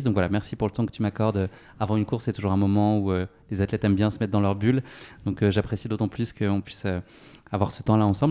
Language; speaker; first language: French; native; French